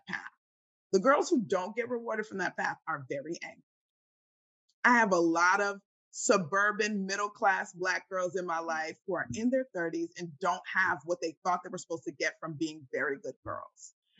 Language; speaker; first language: English; native; English